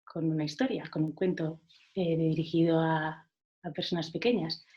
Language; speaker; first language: Spanish; non-native, local second language; Catalan